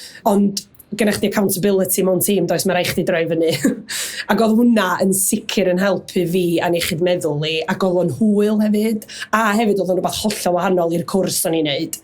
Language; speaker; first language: Welsh; native; Welsh